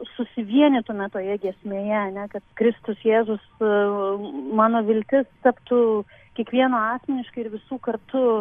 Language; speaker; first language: Lithuanian; native; Lithuanian